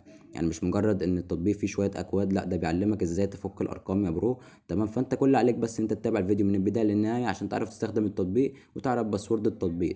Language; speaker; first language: Arabic; native; Arabic